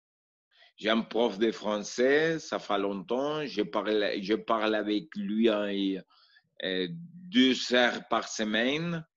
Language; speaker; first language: French; non-native, learner; Spanish